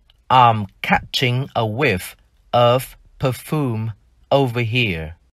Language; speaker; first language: English; non-native, fluent; Vietnamese